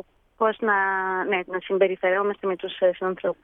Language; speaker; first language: Greek; early bilingual, heritage; Greek